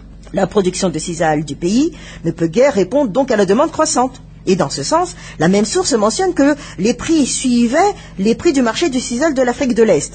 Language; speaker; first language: French; non-native, local second language; Malagasy